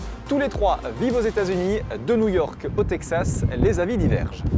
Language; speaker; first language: French; native; French